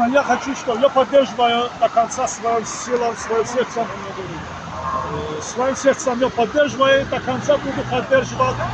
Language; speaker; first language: Russian; non-native, learner; Azerbaijani